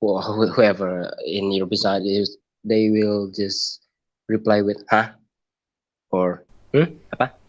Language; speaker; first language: English; non-native, learner; Indonesian